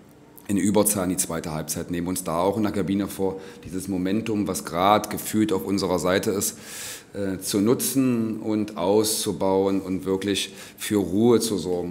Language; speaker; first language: German; native; German